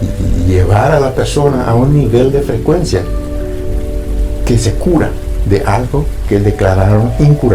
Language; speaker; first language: Spanish; non-native, fluent; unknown